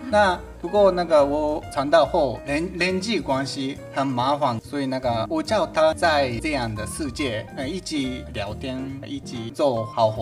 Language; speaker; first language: Chinese; non-native, learner; Japanese